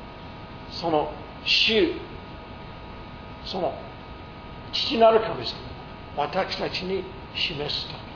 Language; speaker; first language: Japanese; non-native, fluent; English